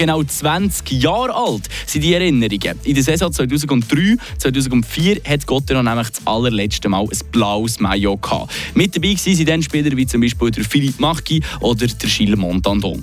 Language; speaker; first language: German; native; German